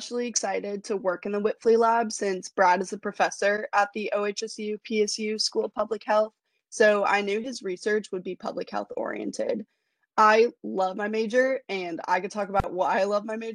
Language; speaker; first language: English; native; English